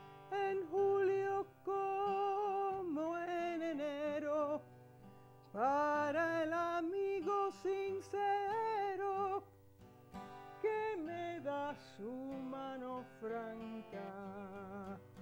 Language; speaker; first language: Spanish; native; Spanish